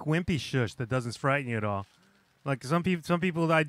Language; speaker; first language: English; native; English